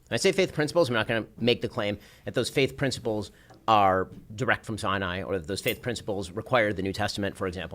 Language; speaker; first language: English; native; English